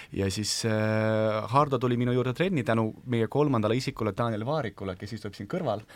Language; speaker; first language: Estonian; non-native, local second language; Russian